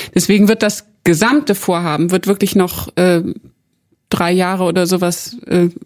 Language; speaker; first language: German; native; German